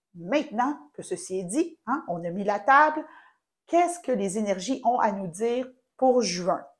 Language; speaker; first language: French; native; French